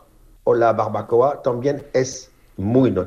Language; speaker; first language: Spanish; non-native, learner; French